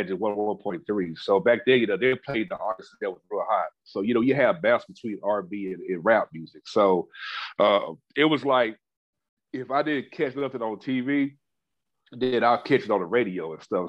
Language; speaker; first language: English; native; English